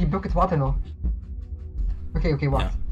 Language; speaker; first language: Dutch; native; Dutch